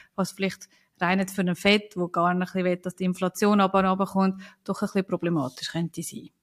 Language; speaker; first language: German; native; German